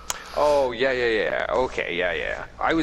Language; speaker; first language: English; native; English